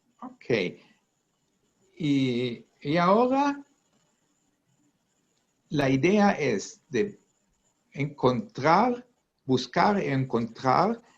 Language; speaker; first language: Spanish; non-native, fluent; Italian